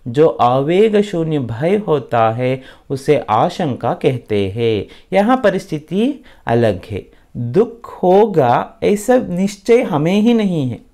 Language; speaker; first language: Hindi; non-native, local second language; Kannada